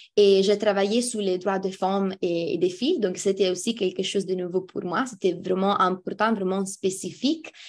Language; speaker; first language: French; non-native, fluent; Italian